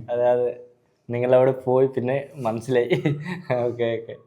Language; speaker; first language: Malayalam; non-native, learner; Bangla